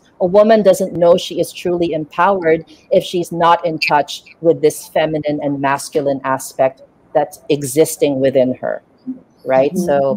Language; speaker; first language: English; non-native, local second language; Filipino